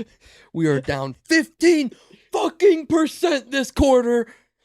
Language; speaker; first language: English; native; English